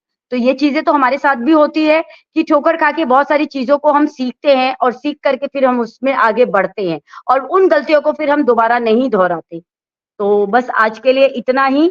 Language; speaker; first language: Hindi; native; Hindi